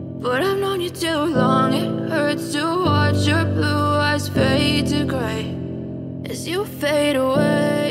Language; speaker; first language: English; native; English